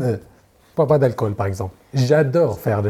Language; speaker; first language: French; non-native, learner; Arabic